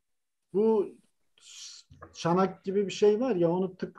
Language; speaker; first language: Turkish; native; Turkish